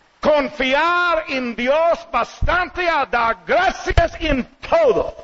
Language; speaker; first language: Spanish; non-native, learner; English